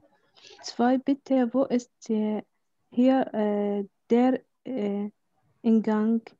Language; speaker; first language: German; non-native, learner; Arabic